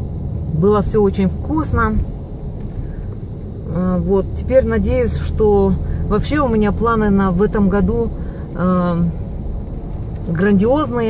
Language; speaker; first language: Russian; native; Russian